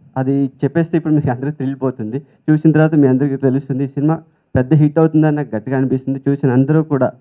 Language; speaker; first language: Telugu; native; Telugu